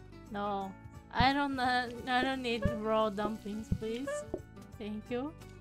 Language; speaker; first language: English; non-native, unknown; Portuguese